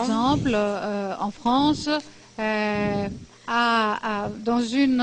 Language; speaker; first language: French; non-native, fluent; Greek